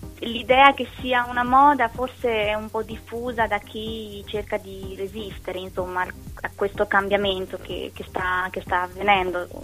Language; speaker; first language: Italian; non-native, fluent; Romanian